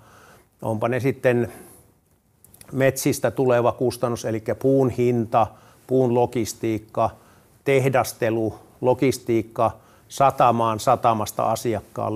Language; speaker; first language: Finnish; native; Finnish